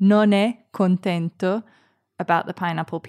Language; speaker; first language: Italian; non-native, learner; English